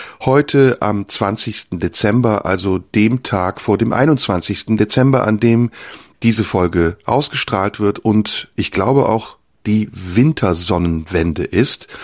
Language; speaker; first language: German; early bilingual, other home language; Turkish